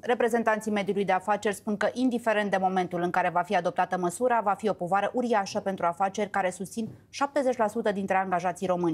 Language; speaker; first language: Romanian; native; Romanian